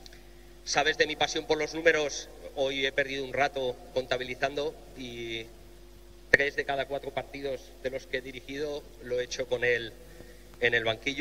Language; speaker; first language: Spanish; native; Spanish